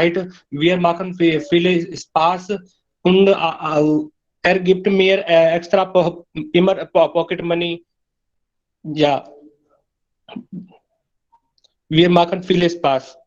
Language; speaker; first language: German; non-native, learner; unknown